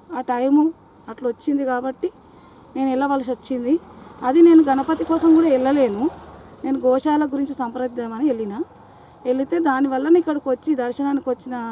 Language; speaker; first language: Telugu; native; Telugu